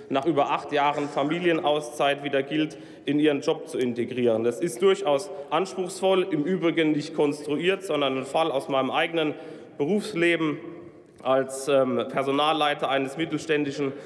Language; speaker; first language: German; native; German